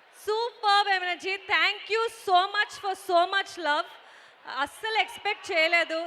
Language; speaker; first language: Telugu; non-native, fluent; Kannada